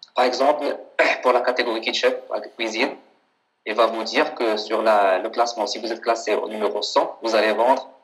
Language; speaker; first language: French; non-native, local second language; Arabic